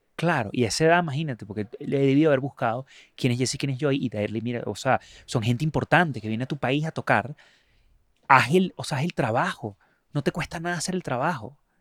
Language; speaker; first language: Spanish; native; Spanish